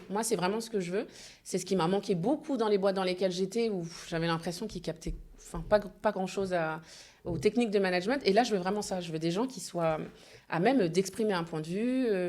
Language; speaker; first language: French; early bilingual, other home language; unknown